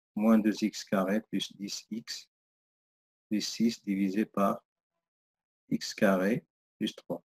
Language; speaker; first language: French; non-native, local second language; Arabic